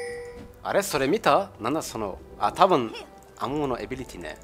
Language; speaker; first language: Japanese; non-native, learner; German